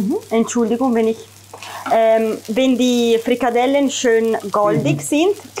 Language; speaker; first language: German; non-native, fluent; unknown